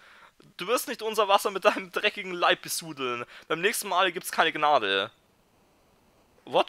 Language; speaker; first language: German; native; German